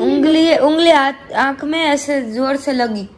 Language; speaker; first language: Hindi; non-native, local second language; Gujarati